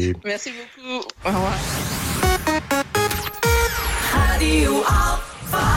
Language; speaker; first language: French; native; French